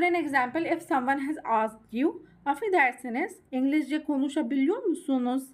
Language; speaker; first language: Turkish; non-native, learner; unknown